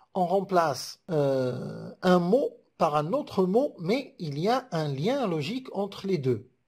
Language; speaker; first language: French; non-native, local second language; Arabic